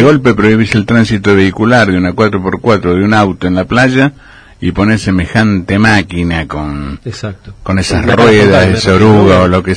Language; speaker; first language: Spanish; native; Spanish